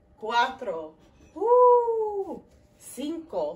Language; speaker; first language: Spanish; non-native, fluent; English